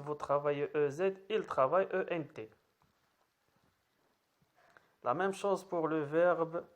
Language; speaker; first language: French; non-native, local second language; Arabic